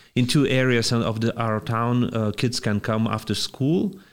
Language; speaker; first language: English; non-native, fluent; Lithuanian